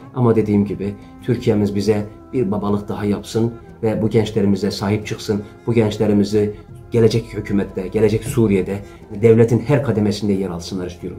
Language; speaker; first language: Turkish; native; Turkish